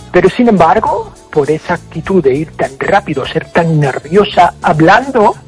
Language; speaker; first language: Spanish; non-native, fluent; English